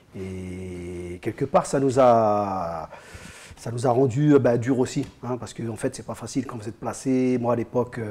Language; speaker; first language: French; native; French